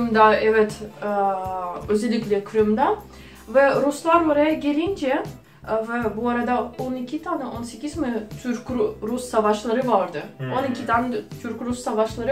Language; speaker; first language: Turkish; non-native, fluent; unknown